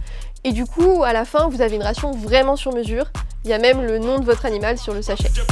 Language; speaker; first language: French; native; French